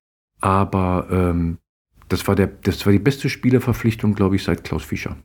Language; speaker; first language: German; native; German